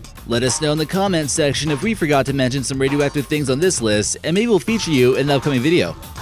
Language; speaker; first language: English; native; English